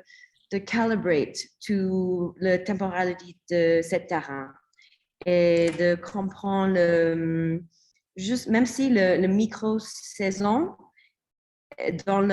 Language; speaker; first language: French; non-native, learner; English